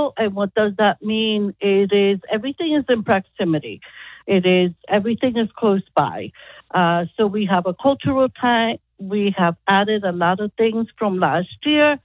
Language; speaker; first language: English; non-native, fluent; Italian